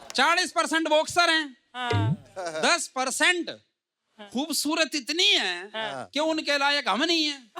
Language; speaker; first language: Hindi; native; Hindi